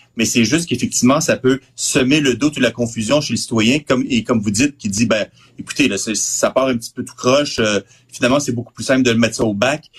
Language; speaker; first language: French; native; French